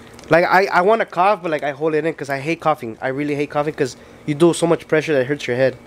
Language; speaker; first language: English; early bilingual, other home language; Spanish